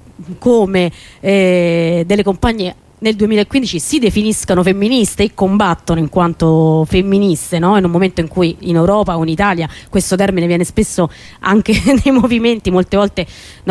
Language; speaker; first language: Italian; native; Italian